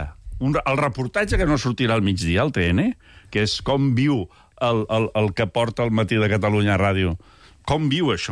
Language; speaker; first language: Catalan; native; Catalan